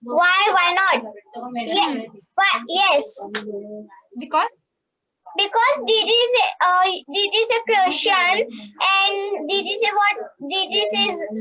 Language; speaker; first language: English; non-native, learner; Hindi